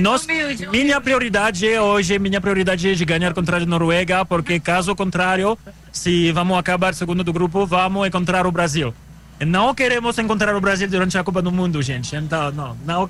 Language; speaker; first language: Portuguese; non-native, fluent; French